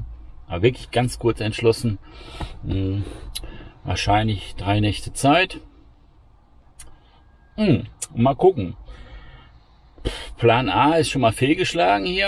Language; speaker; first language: German; native; German